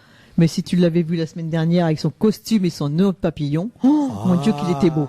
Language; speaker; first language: French; native; French